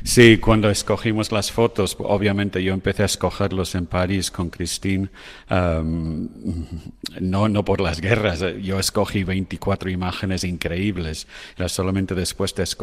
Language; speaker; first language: Spanish; non-native, fluent; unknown